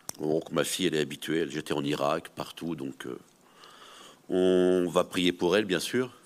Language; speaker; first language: French; native; French